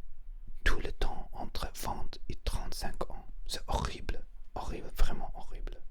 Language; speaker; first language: French; non-native, learner; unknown